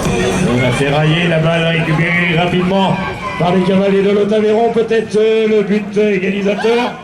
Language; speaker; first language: French; native; French